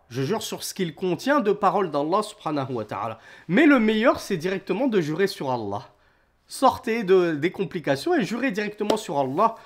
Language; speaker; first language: French; native; French